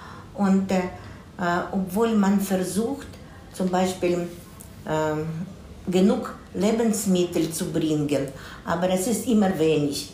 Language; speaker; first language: German; non-native, fluent; Russian